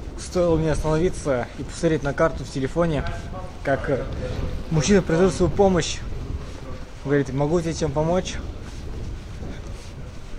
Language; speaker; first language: Russian; native; Russian